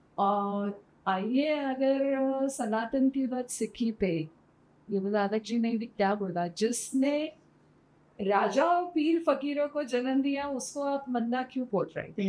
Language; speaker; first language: Hindi; non-native, local second language; Sindhi